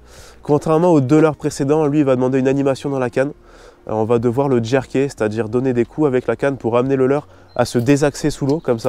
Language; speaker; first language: French; native; French